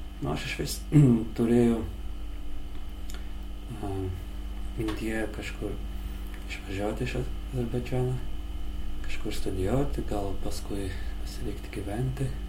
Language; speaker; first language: Lithuanian; non-native, learner; Azerbaijani